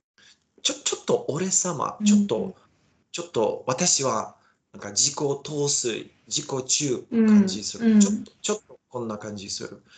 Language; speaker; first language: Japanese; non-native, learner; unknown